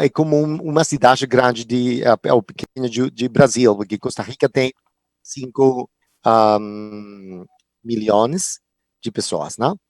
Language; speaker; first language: Portuguese; non-native, fluent; Spanish